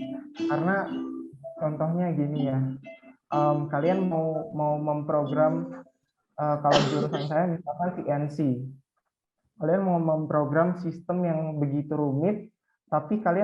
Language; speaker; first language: Indonesian; native; Indonesian